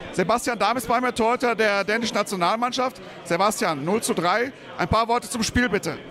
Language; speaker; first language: German; native; German